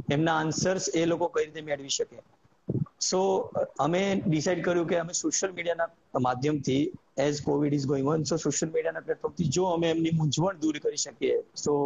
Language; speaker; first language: Gujarati; native; Gujarati